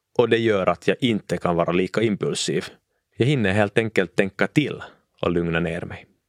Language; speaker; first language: Swedish; non-native, local second language; Finnish